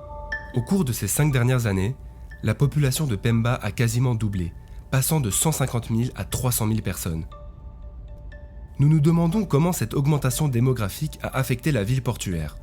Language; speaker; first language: French; native; French